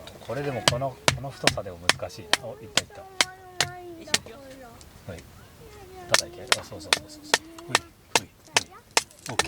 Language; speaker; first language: Japanese; native; Japanese